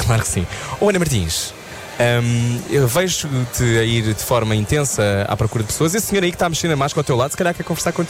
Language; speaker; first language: Portuguese; native; Portuguese